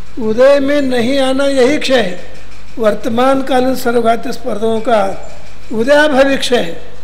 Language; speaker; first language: Hindi; non-native, local second language; Kannada